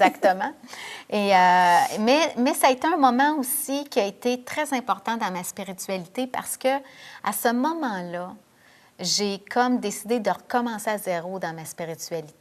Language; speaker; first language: French; native; French